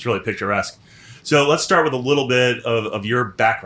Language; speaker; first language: English; native; English